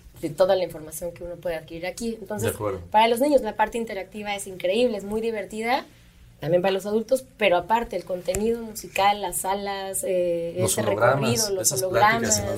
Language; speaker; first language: Spanish; native; Spanish